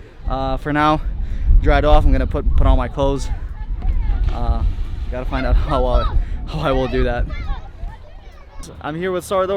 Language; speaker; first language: English; early bilingual, heritage; English